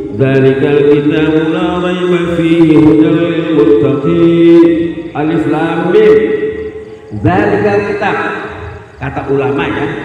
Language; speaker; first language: Indonesian; non-native, local second language; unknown